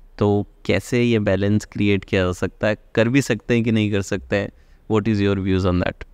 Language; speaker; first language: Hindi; native; Hindi